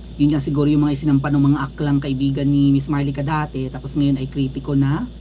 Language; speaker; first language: Filipino; native; Filipino